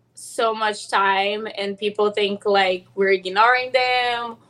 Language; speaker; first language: English; non-native, fluent; Portuguese